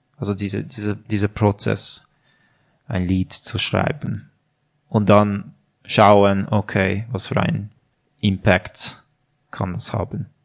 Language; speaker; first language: German; non-native, fluent; Hungarian